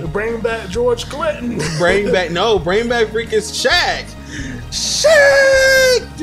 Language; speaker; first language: English; native; English